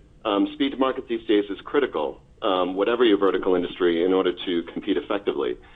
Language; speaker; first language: English; native; English